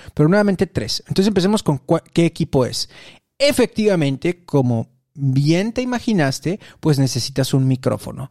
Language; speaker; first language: Spanish; native; Spanish